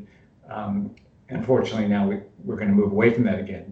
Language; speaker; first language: English; native; English